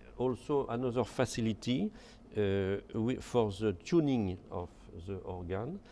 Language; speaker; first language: English; non-native, fluent; French